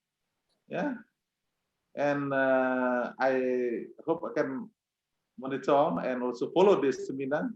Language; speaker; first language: English; non-native, fluent; Indonesian